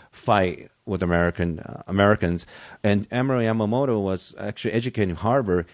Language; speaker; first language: English; early bilingual, other home language; Japanese